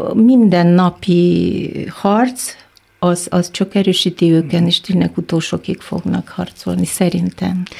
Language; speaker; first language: Hungarian; non-native, fluent; Kyrgyz